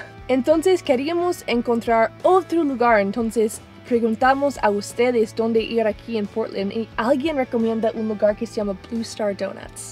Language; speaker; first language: Spanish; non-native, fluent; English